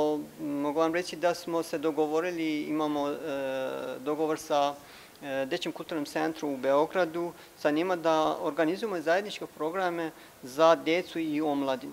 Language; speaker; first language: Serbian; non-native, fluent; Persian